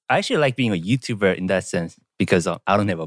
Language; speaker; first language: English; non-native, fluent; Korean